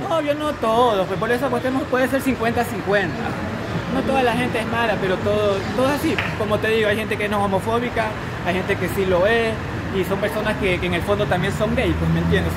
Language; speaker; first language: Spanish; native; Spanish